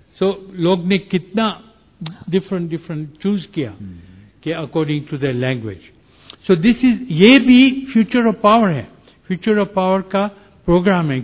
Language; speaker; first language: Hindi; non-native, fluent; Gujarati